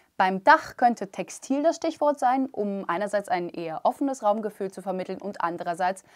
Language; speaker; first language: German; native; German